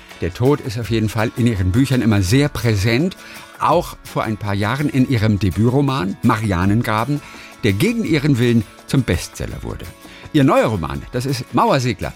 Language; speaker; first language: German; native; German